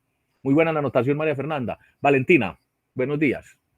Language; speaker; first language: Spanish; native; Spanish